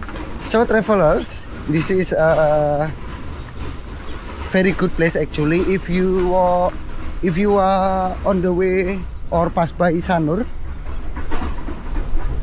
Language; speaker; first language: English; non-native, learner; Indonesian